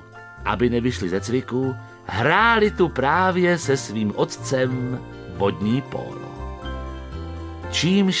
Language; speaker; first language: Czech; native; Czech